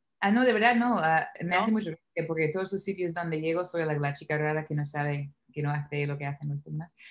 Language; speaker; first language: Spanish; non-native, fluent; English